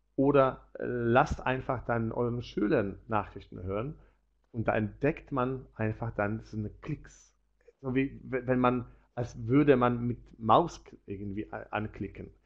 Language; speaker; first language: German; non-native, fluent; Polish